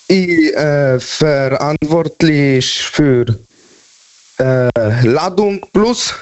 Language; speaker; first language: German; non-native, learner; Polish